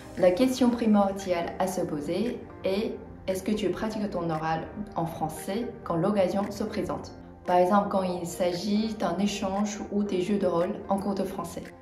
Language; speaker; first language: French; non-native, fluent; Chinese